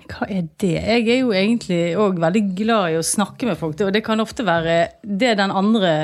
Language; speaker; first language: Norwegian; native; Norwegian